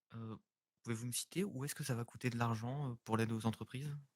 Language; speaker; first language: French; native; French